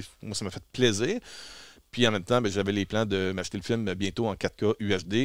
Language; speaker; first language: French; native; French